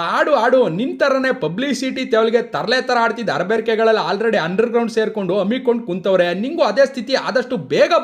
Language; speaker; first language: Kannada; native; Kannada